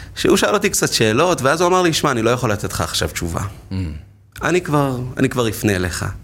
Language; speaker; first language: Hebrew; native; Hebrew